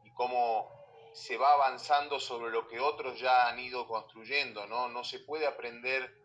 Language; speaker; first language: Spanish; native; Spanish